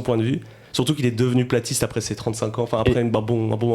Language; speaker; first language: French; native; French